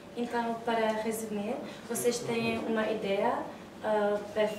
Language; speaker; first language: Portuguese; non-native, fluent; Czech